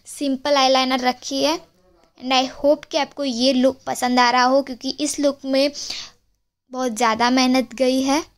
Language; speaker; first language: Hindi; non-native, local second language; Gujarati